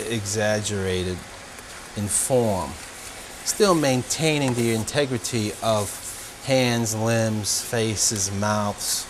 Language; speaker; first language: English; native; English